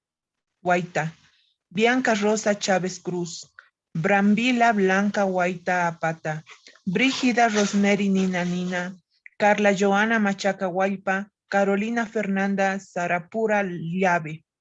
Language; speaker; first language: Spanish; native; Spanish